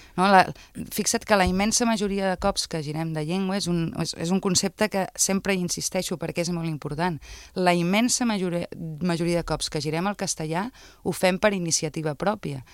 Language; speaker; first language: Catalan; native; Catalan